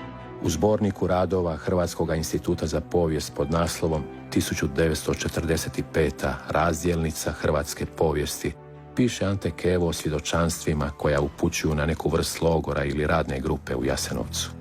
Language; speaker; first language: Croatian; native; Croatian